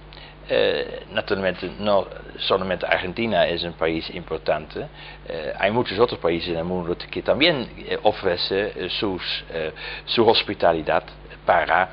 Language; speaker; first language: Spanish; non-native, fluent; Dutch